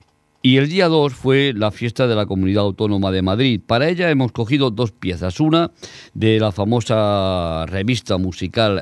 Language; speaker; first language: Spanish; native; Spanish